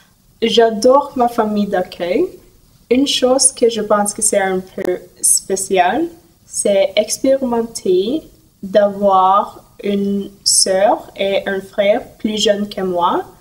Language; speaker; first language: French; non-native, fluent; Norwegian